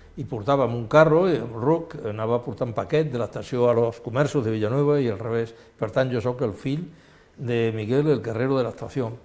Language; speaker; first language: Catalan; non-native, local second language; Spanish